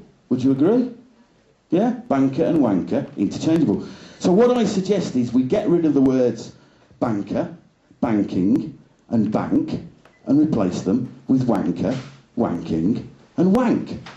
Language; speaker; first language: English; native; English